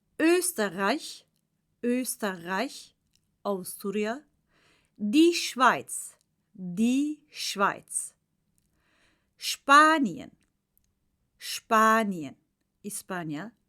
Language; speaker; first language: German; non-native, fluent; Turkish